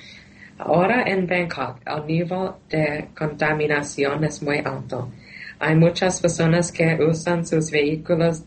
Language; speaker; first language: Spanish; non-native, learner; Thai